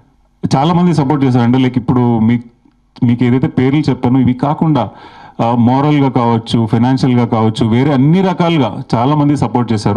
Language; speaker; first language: Telugu; native; Telugu